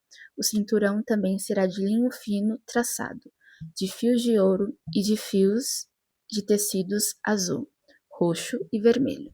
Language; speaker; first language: Portuguese; native; Portuguese